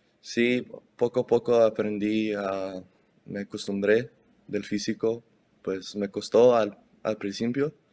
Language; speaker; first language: Spanish; early bilingual, heritage; Spanish